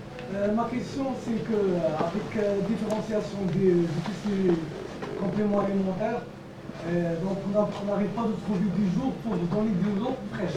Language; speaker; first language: French; non-native, local second language; Arabic